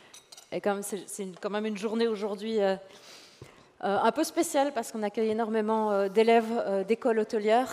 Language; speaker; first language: French; native; French